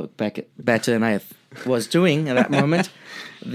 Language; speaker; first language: English; non-native, fluent; Spanish